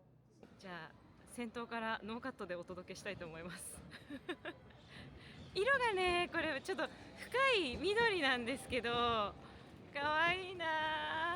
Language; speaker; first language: Japanese; native; Japanese